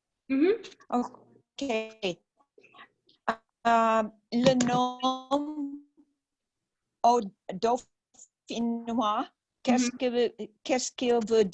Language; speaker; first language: French; non-native, learner; English